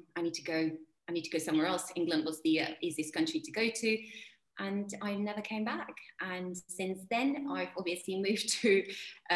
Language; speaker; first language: English; non-native, fluent; Czech